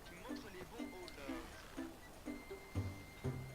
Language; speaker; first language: French; native; French